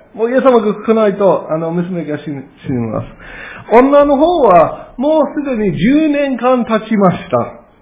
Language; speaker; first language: Japanese; non-native, fluent; English